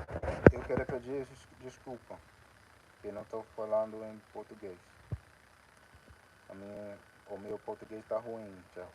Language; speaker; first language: Portuguese; non-native, fluent; English